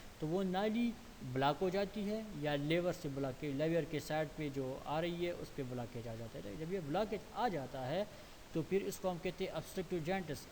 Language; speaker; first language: Urdu; non-native, local second language; Pashto